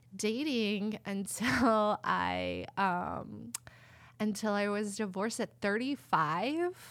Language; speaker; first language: English; native; English